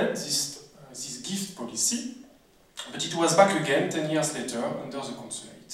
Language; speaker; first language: English; non-native, fluent; French